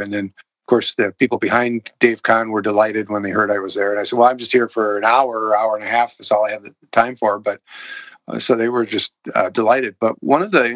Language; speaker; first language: English; native; English